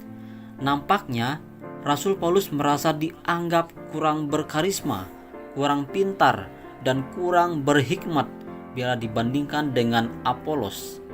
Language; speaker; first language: Indonesian; native; Indonesian